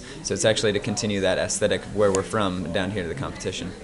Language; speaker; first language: English; native; English